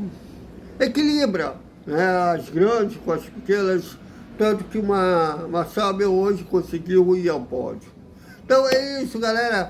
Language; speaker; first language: Portuguese; native; Portuguese